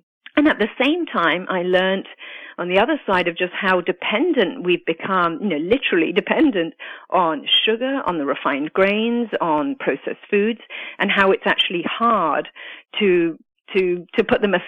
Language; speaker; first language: English; native; English